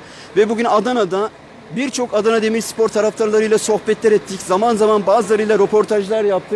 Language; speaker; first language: Turkish; native; Turkish